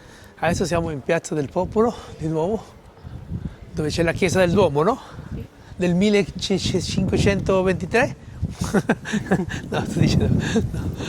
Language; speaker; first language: Italian; non-native, fluent; Spanish